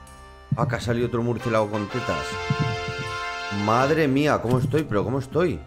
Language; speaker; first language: Spanish; native; Spanish